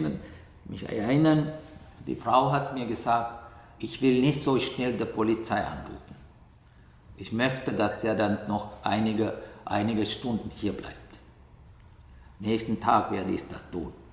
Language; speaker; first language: German; non-native, learner; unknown